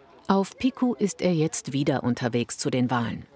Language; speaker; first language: German; native; German